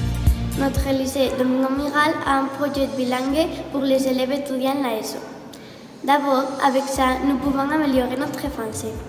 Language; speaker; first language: French; non-native, learner; Spanish